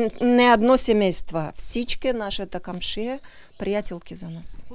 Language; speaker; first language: Bulgarian; non-native, learner; Russian